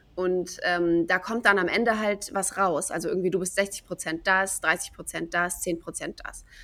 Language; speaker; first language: German; native; German